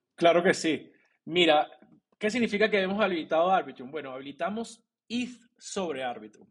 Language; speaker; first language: Spanish; native; Spanish